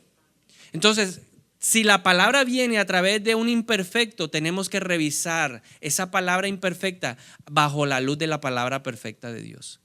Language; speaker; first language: Spanish; native; Spanish